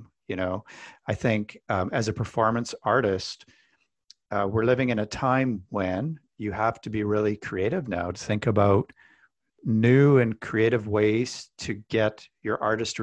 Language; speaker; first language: English; native; English